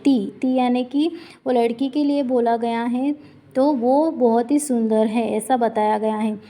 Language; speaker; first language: Hindi; non-native, local second language; Marathi